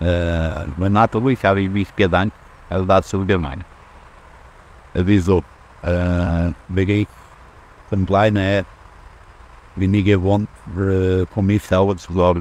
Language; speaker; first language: German; non-native, learner; Portuguese